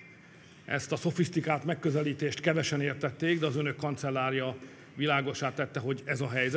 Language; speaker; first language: Hungarian; native; Hungarian